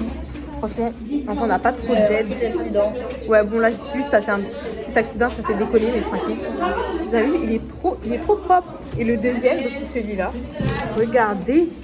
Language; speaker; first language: French; native; French